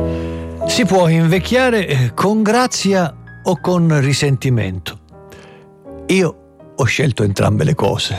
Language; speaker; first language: Italian; native; Italian